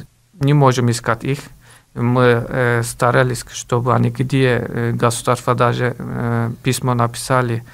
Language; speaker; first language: Russian; non-native, learner; Turkish